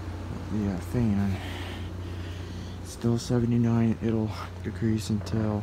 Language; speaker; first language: English; native; English